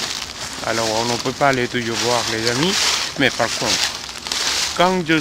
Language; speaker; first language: French; non-native, fluent; Korean